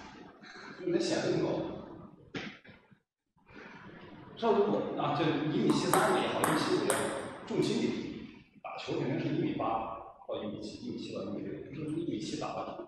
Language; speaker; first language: Chinese; native; Chinese